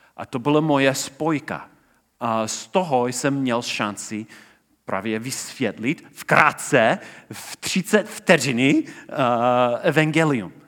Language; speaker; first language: Czech; non-native, fluent; English